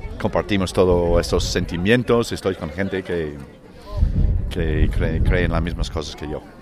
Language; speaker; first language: Spanish; non-native, fluent; English